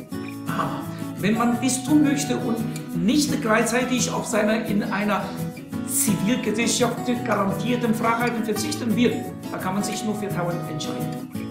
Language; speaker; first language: German; non-native, fluent; Chinese